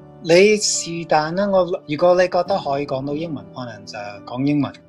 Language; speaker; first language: Cantonese; early bilingual, other home language; English